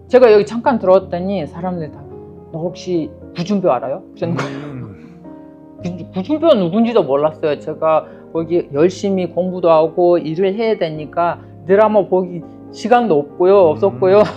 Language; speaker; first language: Korean; non-native, fluent; Kyrgyz